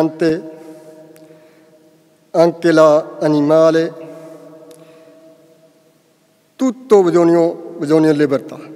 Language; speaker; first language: Italian; non-native, learner; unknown